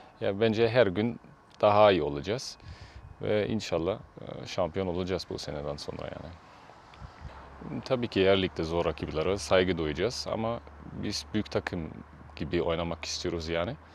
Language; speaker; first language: Turkish; early bilingual, heritage; Turkish